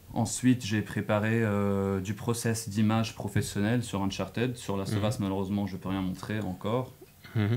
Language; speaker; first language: French; non-native, local second language; Arabic